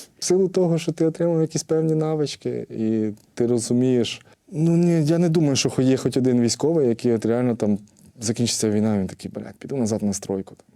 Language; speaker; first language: Ukrainian; native; Ukrainian